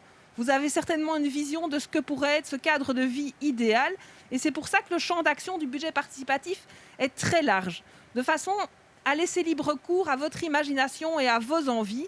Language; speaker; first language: French; native; French